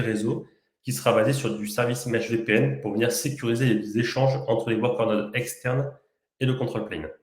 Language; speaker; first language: French; native; French